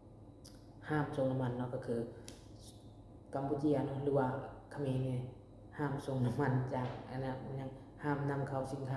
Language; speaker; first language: Thai; non-native, local second language; Lao